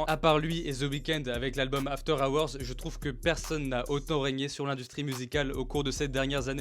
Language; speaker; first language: French; native; French